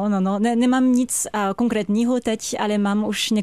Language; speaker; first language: Czech; non-native, fluent; French